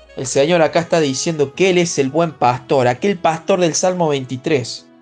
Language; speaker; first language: Spanish; native; Spanish